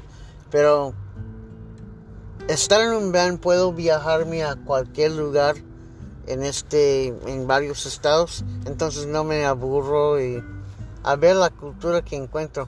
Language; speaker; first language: Spanish; early bilingual, heritage; English